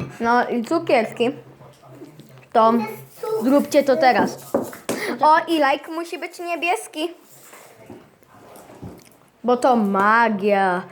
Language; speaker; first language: Polish; early bilingual, heritage; Polish